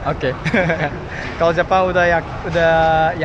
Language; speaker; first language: Indonesian; non-native, fluent; Japanese